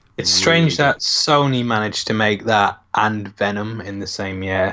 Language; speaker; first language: English; native; English